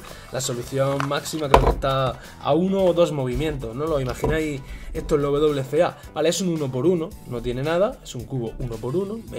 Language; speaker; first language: Spanish; native; Spanish